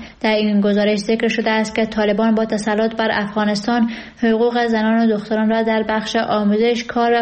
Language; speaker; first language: Persian; native; Persian